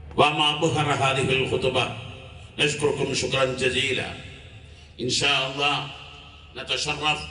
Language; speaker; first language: Arabic; non-native, fluent; Malayalam